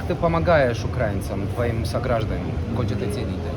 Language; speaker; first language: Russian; non-native, fluent; Romanian